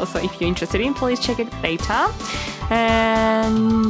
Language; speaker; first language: English; non-native, fluent; Japanese